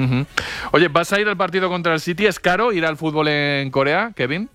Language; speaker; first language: Spanish; native; Spanish